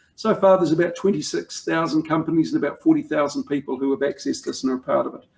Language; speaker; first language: English; native; English